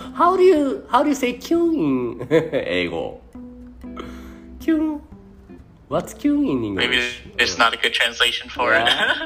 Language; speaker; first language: English; non-native, fluent; Japanese